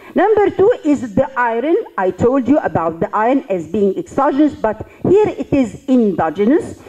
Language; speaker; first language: English; non-native, fluent; Arabic